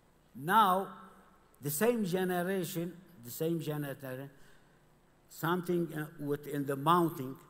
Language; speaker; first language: English; non-native, learner; Kurdish